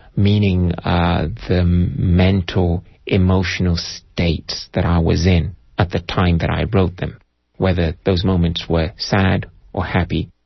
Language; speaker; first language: English; non-native, local second language; Ganda